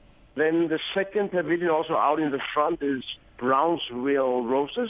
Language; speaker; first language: English; non-native, fluent; Danish